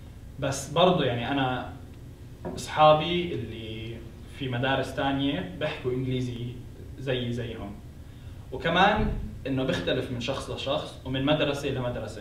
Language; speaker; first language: Arabic; native; Arabic